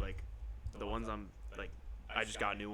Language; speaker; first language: English; native; English